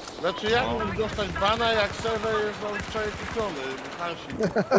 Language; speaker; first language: Polish; native; Polish